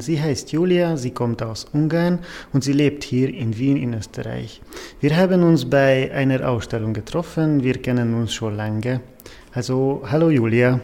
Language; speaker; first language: German; non-native, fluent; Hungarian